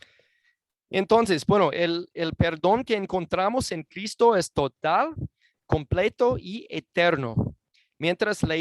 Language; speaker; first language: Spanish; non-native, fluent; English